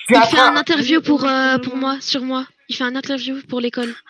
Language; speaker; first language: French; native; French